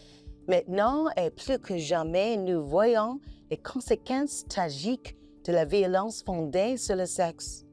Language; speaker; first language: French; non-native, local second language; English